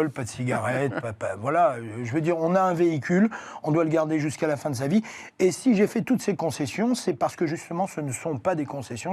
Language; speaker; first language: French; native; French